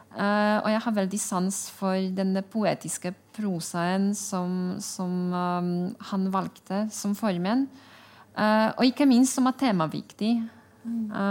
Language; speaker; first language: Norwegian; non-native, fluent; Polish